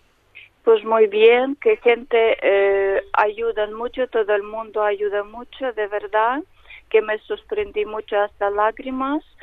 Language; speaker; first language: Spanish; non-native, learner; Ukrainian